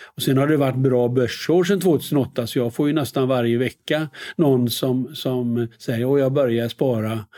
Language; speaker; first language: Swedish; native; Swedish